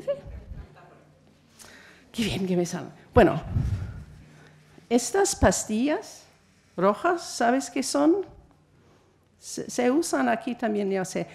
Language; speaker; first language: Spanish; non-native, fluent; English